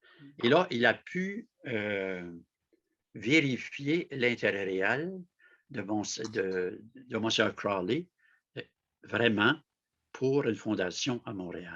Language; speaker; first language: French; native; French